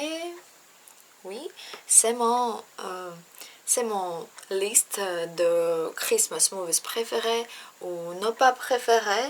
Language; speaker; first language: French; non-native, learner; Russian